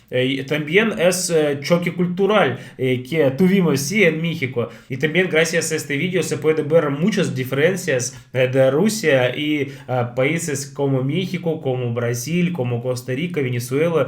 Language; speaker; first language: Spanish; non-native, fluent; Russian